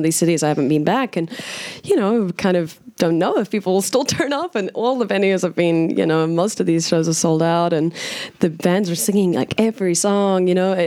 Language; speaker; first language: English; native; English